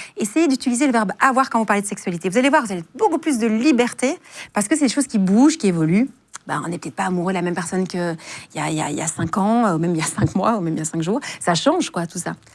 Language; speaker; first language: French; native; French